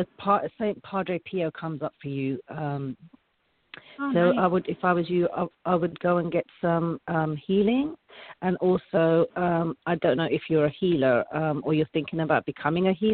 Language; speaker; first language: English; native; English